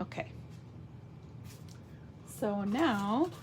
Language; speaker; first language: English; native; English